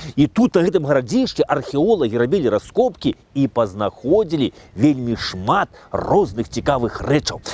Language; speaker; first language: Belarusian; native; Belarusian